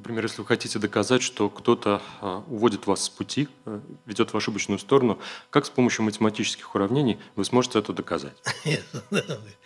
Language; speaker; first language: Russian; native; Russian